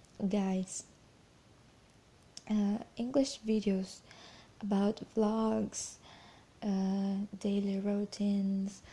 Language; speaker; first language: English; non-native, fluent; Portuguese